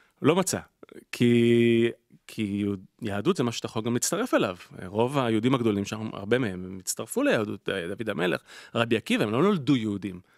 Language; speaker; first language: Hebrew; native; Hebrew